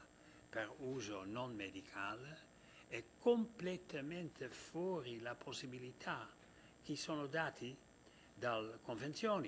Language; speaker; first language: Italian; non-native, fluent; Dutch